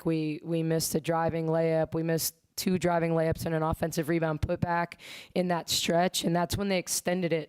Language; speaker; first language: English; native; English